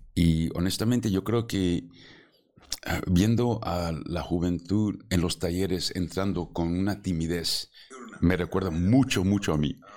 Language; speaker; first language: Spanish; early bilingual, heritage; Spanish